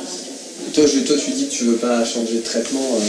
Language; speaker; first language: French; native; French